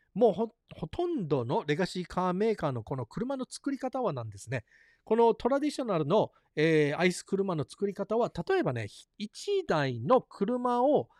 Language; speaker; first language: Japanese; early bilingual, heritage; Japanese